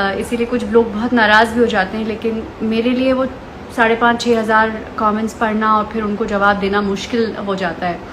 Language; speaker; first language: Hindi; native; Hindi